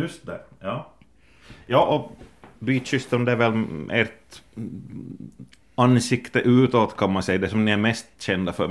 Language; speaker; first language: Swedish; native; Swedish